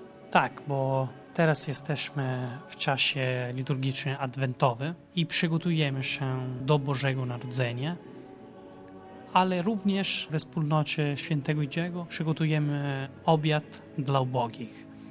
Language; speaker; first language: Polish; non-native, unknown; Italian